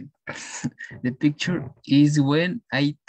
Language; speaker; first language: English; non-native, learner; Spanish